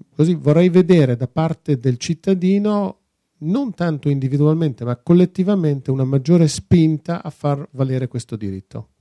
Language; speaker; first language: Italian; non-native, fluent; Dutch